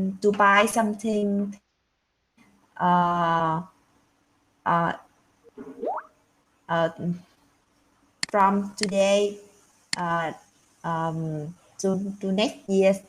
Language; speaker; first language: English; non-native, learner; Vietnamese